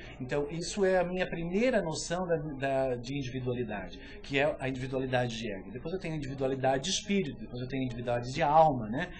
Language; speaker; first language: Portuguese; native; Portuguese